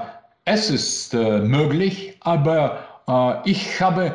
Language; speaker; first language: German; non-native, learner; Russian